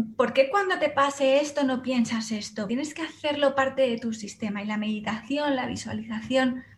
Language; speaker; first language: Spanish; native; Spanish